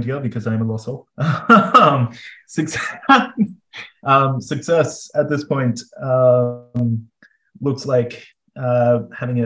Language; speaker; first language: English; native; English